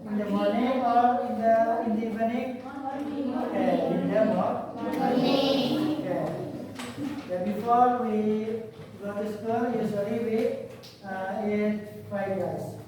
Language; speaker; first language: English; non-native, fluent; Indonesian